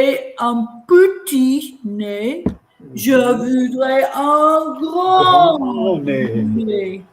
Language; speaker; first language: French; non-native, fluent; English